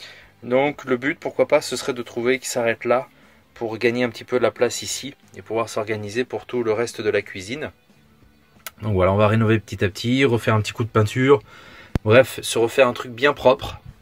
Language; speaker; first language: French; native; French